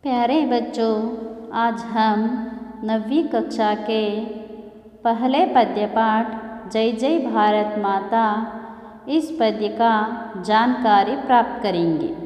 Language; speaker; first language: Hindi; non-native, local second language; Kannada